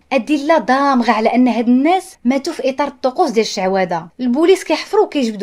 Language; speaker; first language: Arabic; native; Arabic